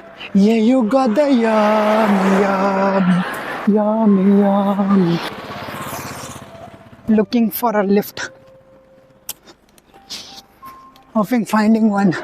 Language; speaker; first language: English; non-native, learner; Hindi